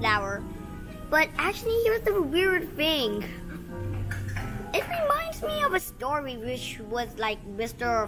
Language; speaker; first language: English; non-native, learner; Thai